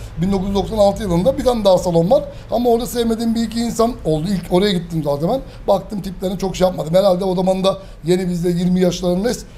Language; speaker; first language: Turkish; early bilingual, heritage; Turkish